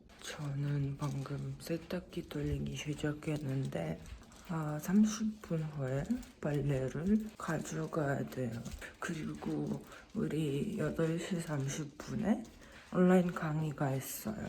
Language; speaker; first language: Korean; non-native, fluent; Russian